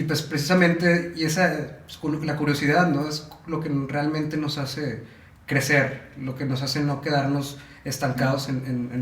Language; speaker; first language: Spanish; native; Spanish